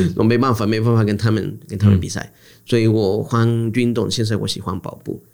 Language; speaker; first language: Chinese; non-native, learner; Spanish